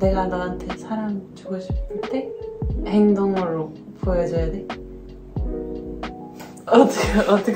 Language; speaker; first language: Korean; non-native, learner; Dutch